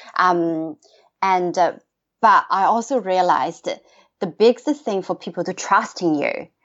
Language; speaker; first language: English; non-native, fluent; Chinese